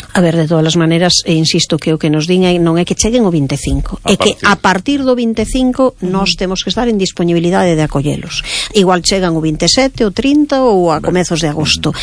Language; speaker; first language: Galician; native; Galician